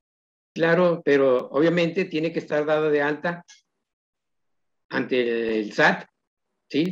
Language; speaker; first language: Spanish; native; Spanish